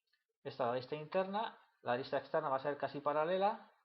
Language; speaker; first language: Spanish; native; Spanish